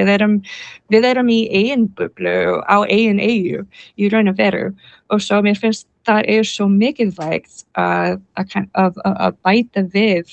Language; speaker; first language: Icelandic; non-native, learner; English